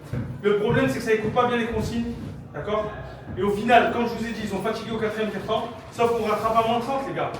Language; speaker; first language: French; native; French